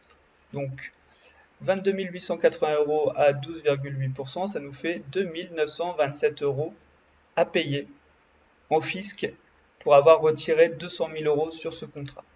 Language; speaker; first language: French; native; French